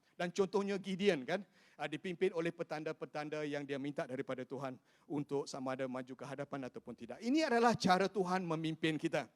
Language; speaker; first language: Malay; non-native, local second language; Chinese